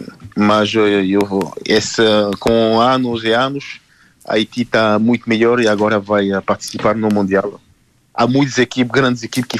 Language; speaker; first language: Portuguese; non-native, learner; French